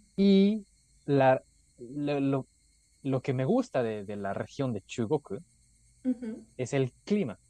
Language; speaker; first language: Spanish; non-native, fluent; Japanese